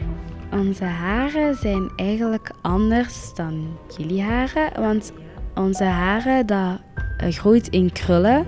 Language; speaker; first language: Dutch; early bilingual, other home language; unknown